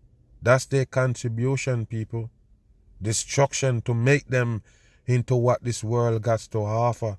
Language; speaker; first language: English; native; English